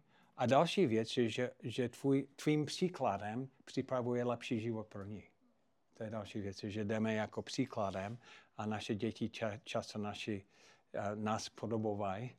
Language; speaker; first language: Czech; non-native, fluent; English